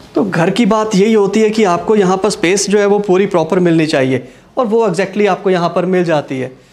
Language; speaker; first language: Hindi; native; Hindi